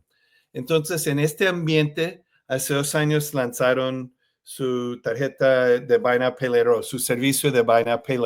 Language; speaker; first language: Spanish; early bilingual, heritage; Spanish